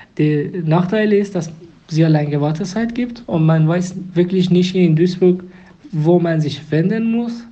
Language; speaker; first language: German; non-native, fluent; Persian